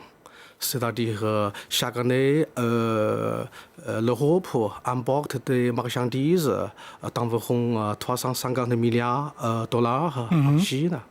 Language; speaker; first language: French; non-native, fluent; Chinese